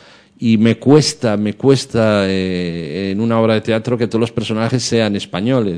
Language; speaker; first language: Spanish; native; Spanish